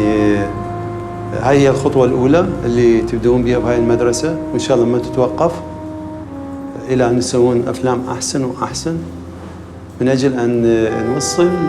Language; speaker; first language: Arabic; native; Arabic